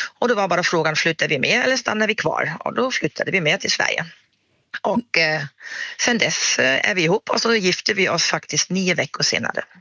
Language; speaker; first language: Swedish; non-native, fluent; German